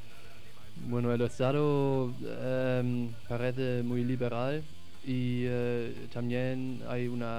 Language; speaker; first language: Spanish; non-native, fluent; German